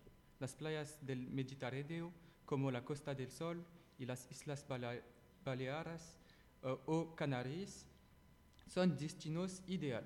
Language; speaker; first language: Spanish; non-native, learner; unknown